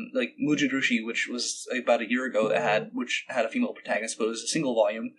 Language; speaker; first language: English; native; English